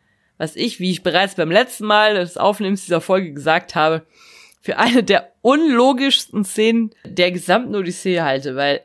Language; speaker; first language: German; native; German